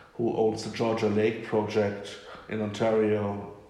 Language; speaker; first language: English; non-native, fluent; German